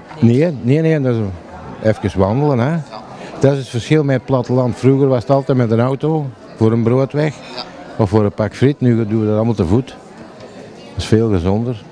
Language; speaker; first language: Dutch; native; Dutch